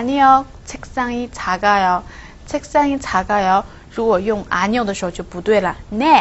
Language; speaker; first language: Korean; non-native, fluent; Chinese